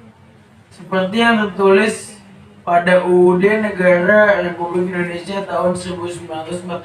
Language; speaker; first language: Indonesian; native; Indonesian